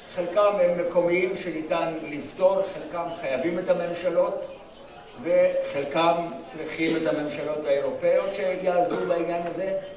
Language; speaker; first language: Hebrew; native; Hebrew